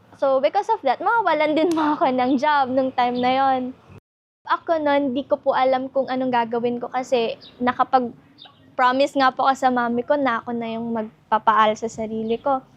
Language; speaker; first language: Filipino; native; Filipino